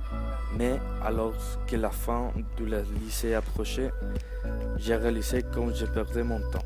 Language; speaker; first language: French; non-native, learner; Spanish